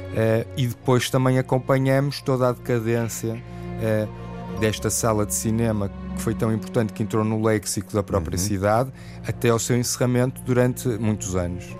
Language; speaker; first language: Portuguese; native; Portuguese